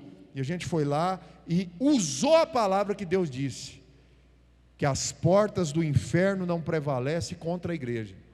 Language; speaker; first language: Portuguese; native; Portuguese